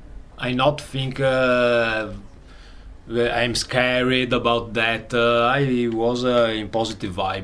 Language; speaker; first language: English; non-native, learner; Italian